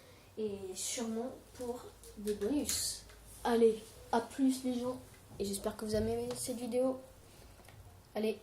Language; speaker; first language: French; native; French